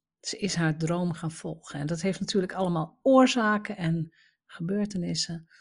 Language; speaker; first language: Dutch; native; Dutch